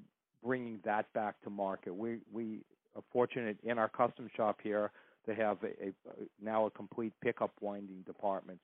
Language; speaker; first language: English; native; English